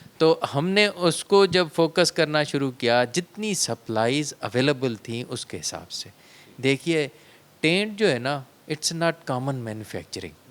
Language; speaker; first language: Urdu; non-native, local second language; Sindhi